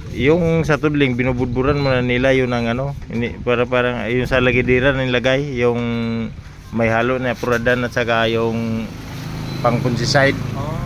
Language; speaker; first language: Filipino; native; Filipino